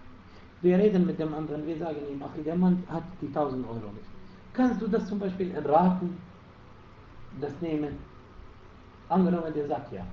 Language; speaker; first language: German; non-native, fluent; Arabic